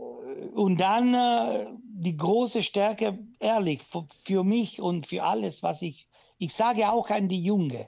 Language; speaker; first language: German; non-native, local second language; Italian